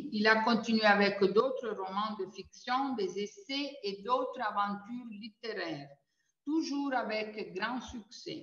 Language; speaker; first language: French; non-native, fluent; Italian